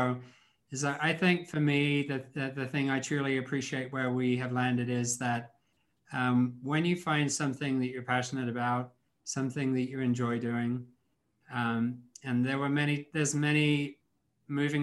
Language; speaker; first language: English; native; English